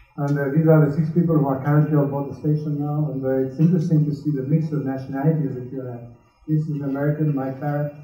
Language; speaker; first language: English; non-native, fluent; French